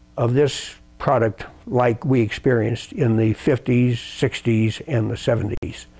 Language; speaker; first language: English; native; English